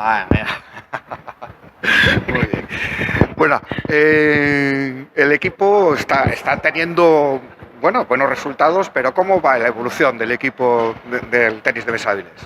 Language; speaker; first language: Spanish; native; Spanish